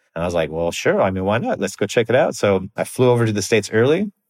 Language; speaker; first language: English; native; English